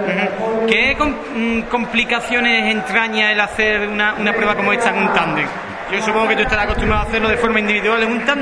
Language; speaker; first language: Spanish; native; Spanish